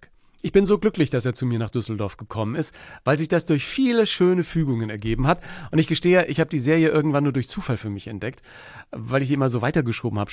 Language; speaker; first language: German; native; German